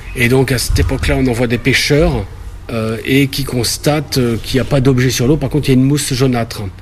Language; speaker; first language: French; native; French